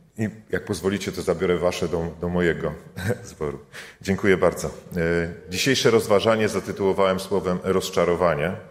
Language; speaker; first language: Polish; native; Polish